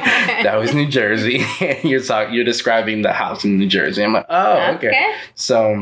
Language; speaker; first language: English; early bilingual, other home language; Spanish